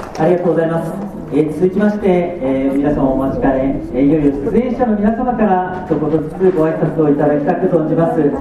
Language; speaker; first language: Japanese; native; Japanese